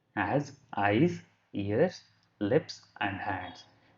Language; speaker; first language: English; non-native, local second language; Kannada